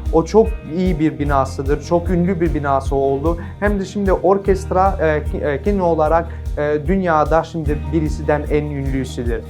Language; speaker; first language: Turkish; non-native, learner; Albanian